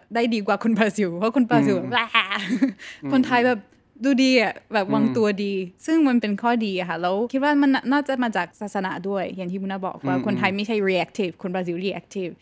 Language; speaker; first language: Thai; non-native, fluent; Portuguese